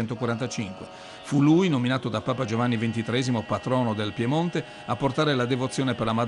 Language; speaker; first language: Italian; native; Italian